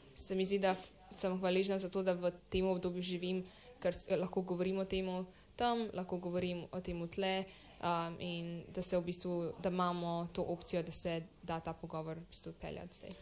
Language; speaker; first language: Slovenian; native; Slovenian